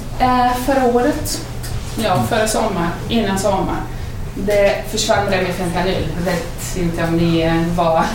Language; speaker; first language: Swedish; non-native, fluent; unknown